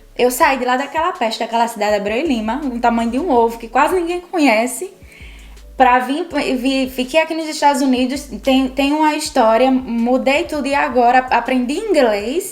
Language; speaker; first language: Portuguese; native; Portuguese